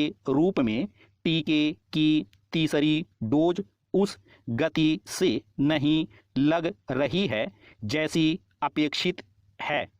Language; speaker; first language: Hindi; native; Hindi